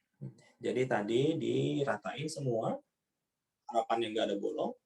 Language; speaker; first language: Indonesian; native; Indonesian